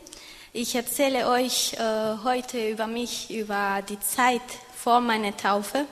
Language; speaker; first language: German; non-native, fluent; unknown